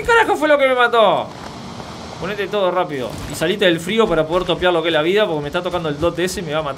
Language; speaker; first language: Spanish; native; Spanish